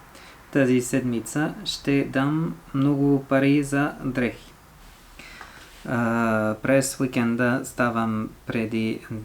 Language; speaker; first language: Bulgarian; non-native, learner; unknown